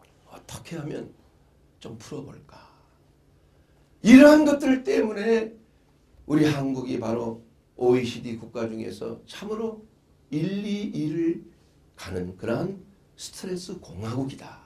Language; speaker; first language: Korean; native; Korean